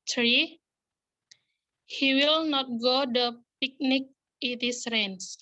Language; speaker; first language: English; non-native, learner; Indonesian